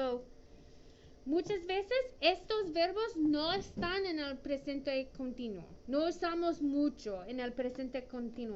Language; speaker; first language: Spanish; non-native, fluent; English